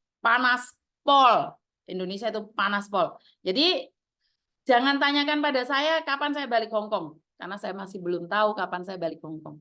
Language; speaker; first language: Indonesian; non-native, local second language; Javanese